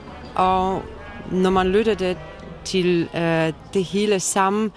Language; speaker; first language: Danish; non-native, fluent; Polish